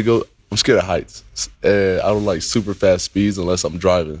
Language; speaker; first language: English; native; English